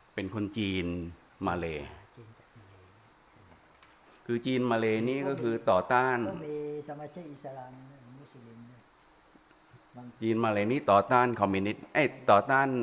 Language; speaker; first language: Thai; native; Thai